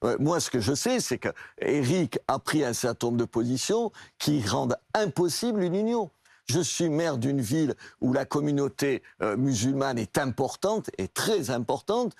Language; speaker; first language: French; native; French